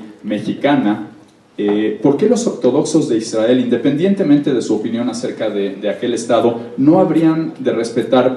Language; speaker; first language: Spanish; native; Spanish